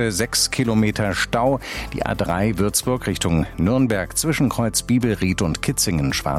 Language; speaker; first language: German; native; German